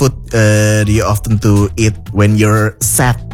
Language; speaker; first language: English; non-native, fluent; Indonesian